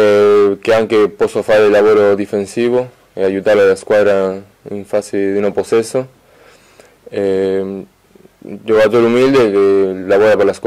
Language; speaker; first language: Italian; non-native, fluent; Spanish